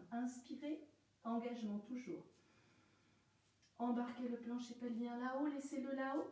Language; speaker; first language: French; native; French